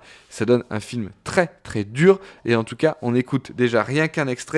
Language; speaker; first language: French; native; French